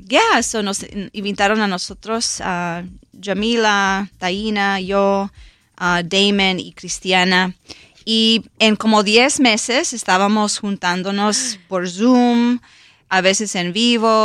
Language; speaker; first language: Spanish; non-native, local second language; English